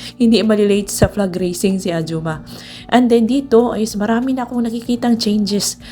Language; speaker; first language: Filipino; non-native, local second language; Cebuano